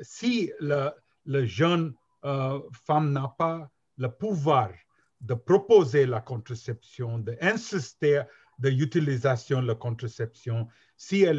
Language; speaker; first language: French; non-native, learner; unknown